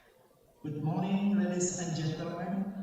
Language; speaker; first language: English; non-native, fluent; Indonesian